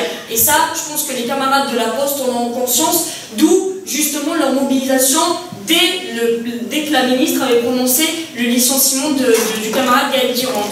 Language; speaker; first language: French; native; French